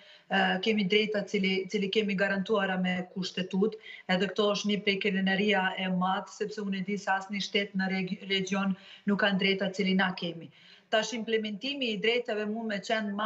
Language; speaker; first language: Albanian; non-native, local second language; Bosnian